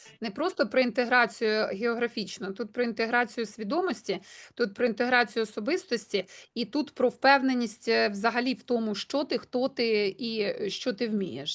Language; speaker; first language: Ukrainian; native; Ukrainian